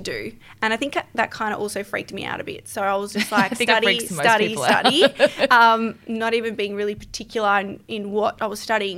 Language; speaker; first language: English; native; English